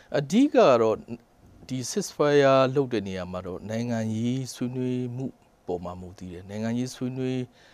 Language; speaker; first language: Burmese; non-native, local second language; Kachin